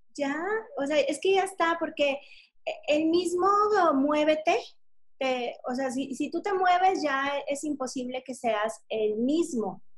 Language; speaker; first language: Spanish; native; Spanish